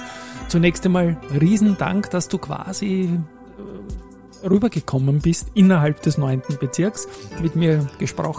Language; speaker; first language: German; native; German